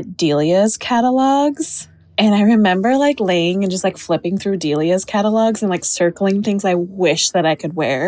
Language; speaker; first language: English; native; English